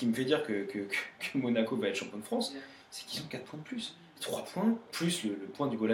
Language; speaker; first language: French; native; French